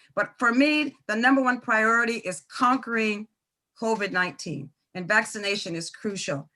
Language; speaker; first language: English; native; English